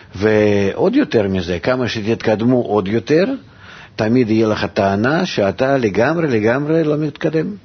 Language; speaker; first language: Hebrew; non-native, fluent; Russian